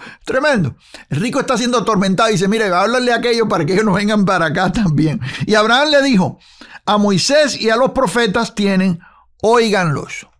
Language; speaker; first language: Spanish; native; Spanish